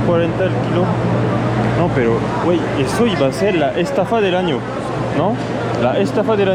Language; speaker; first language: Spanish; non-native, fluent; French